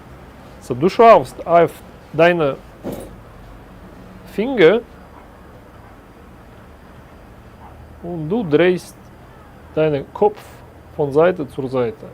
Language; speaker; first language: German; non-native, learner; Russian